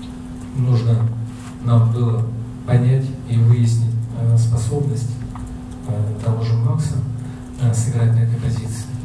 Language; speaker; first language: Russian; native; Russian